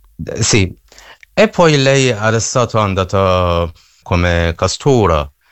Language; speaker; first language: Italian; non-native, learner; Persian